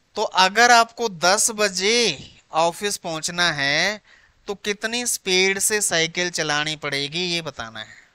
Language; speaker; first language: Hindi; non-native, local second language; Punjabi